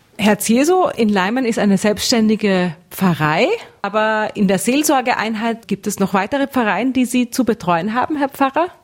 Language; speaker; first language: German; native; German